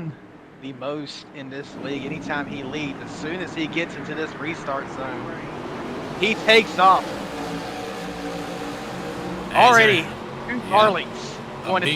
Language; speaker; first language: English; native; English